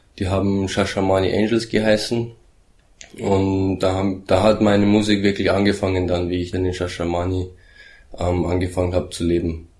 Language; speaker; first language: German; early bilingual, heritage; German